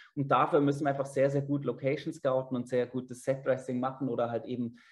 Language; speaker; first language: German; native; German